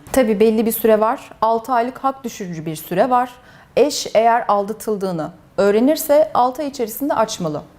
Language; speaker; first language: Turkish; early bilingual, heritage; Turkish